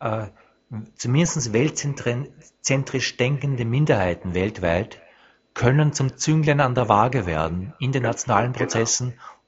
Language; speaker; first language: German; native; German